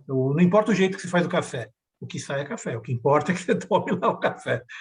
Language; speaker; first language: Portuguese; native; Portuguese